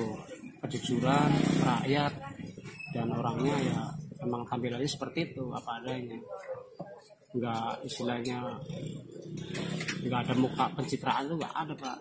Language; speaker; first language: Indonesian; non-native, local second language; Javanese